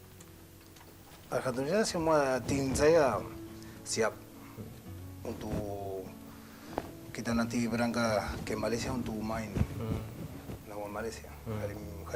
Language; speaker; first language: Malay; non-native, learner; Spanish